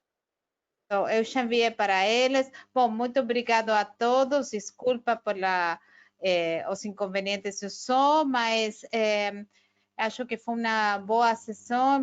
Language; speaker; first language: Portuguese; non-native, fluent; Spanish